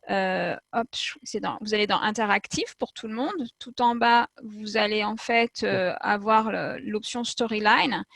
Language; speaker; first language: French; native; French